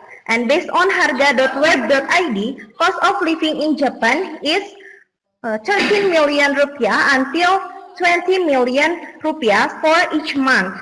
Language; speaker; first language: English; non-native, learner; Indonesian